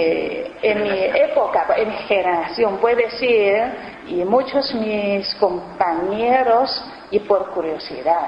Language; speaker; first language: Spanish; non-native, learner; Chinese